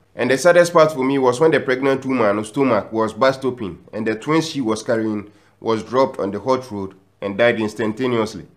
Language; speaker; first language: English; non-native, local second language; Akan